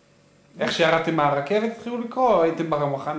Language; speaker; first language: Hebrew; native; Hebrew